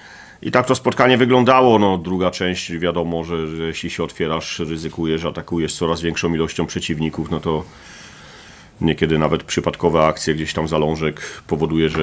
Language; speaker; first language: Polish; native; Polish